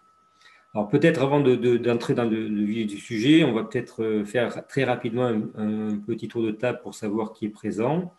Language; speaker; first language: French; native; French